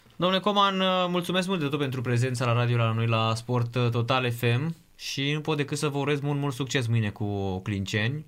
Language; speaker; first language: Romanian; native; Romanian